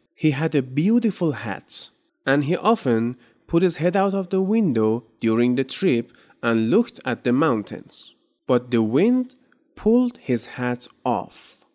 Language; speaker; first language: English; non-native, fluent; Persian